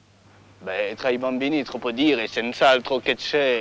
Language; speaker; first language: Italian; non-native, fluent; French